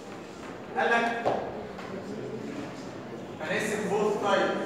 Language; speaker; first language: Arabic; native; Arabic